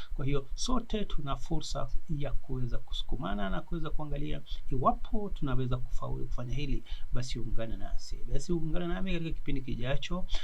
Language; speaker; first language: Swahili; non-native, local second language; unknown